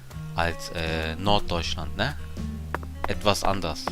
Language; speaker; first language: German; non-native, fluent; Japanese